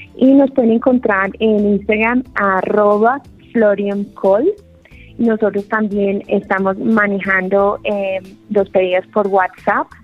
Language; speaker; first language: Spanish; non-native, fluent; English